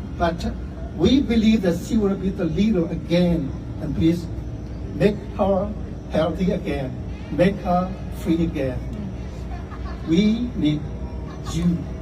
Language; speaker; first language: English; non-native, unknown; Tedim Chin